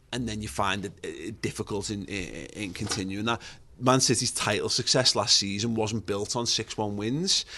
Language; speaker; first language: English; native; English